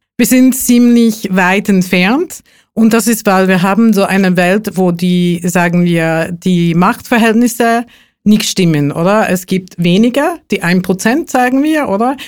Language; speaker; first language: German; non-native, fluent; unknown